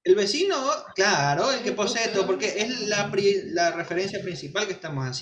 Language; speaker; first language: Spanish; native; Spanish